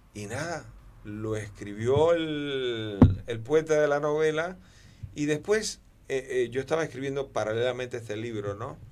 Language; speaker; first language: Spanish; native; Spanish